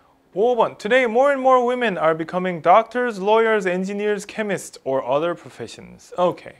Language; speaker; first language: English; non-native, fluent; Korean